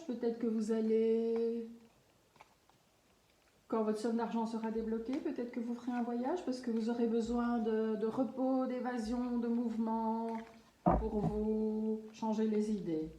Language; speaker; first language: French; native; French